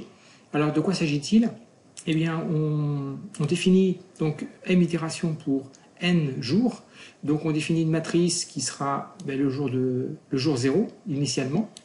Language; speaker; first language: French; native; French